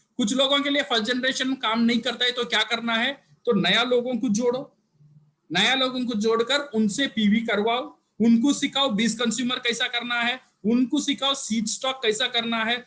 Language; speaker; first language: Hindi; non-native, local second language; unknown